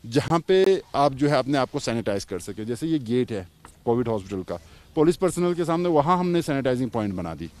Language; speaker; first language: Hindi; non-native, local second language; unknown